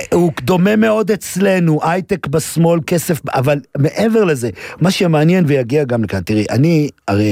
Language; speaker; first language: Hebrew; native; Hebrew